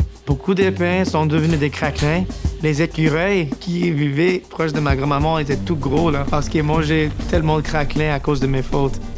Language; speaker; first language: French; non-native, local second language; English